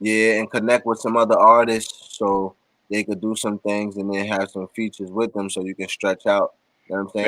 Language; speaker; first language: English; native; English